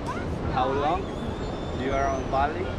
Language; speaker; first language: English; non-native, learner; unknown